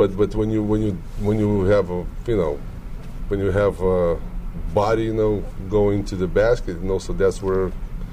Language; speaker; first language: English; non-native, learner; Lithuanian